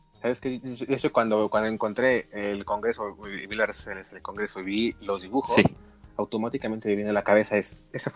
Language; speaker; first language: Spanish; native; Spanish